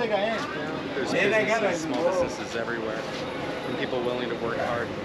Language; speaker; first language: English; native; English